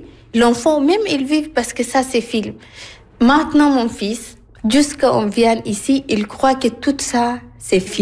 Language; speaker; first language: French; non-native, learner; Arabic